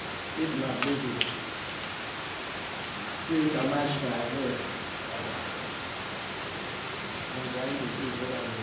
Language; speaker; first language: French; non-native, learner; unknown